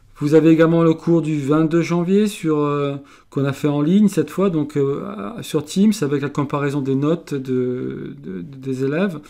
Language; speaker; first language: French; native; French